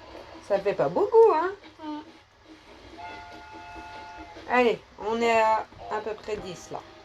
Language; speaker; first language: French; native; French